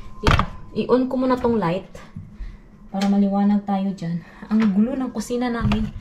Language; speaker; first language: Filipino; non-native, local second language; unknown